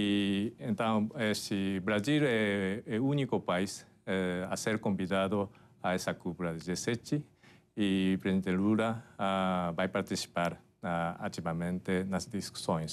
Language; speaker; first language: Portuguese; non-native, fluent; Japanese